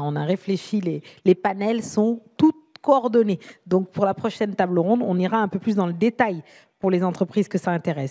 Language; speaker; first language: French; native; French